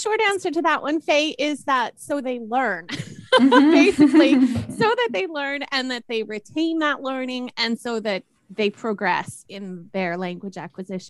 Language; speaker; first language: English; native; English